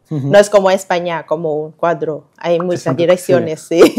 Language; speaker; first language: Spanish; non-native, learner; Vietnamese